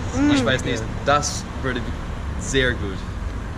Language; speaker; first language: German; non-native, learner; English